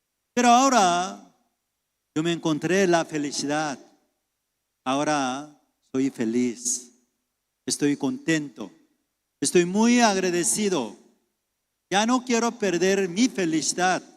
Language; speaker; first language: Spanish; non-native, fluent; Korean